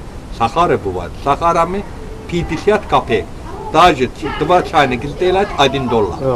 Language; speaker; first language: Russian; non-native, learner; Azerbaijani